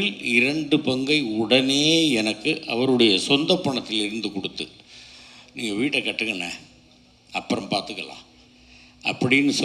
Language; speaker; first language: Tamil; native; Tamil